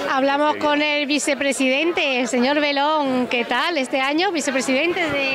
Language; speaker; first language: Spanish; native; Spanish